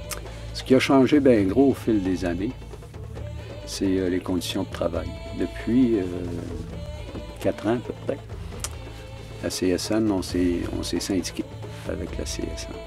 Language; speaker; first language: French; native; French